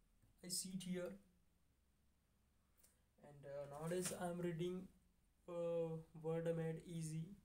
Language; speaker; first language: English; non-native, learner; Hindi